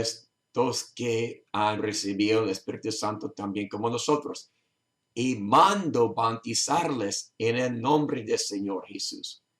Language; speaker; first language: Spanish; non-native, learner; English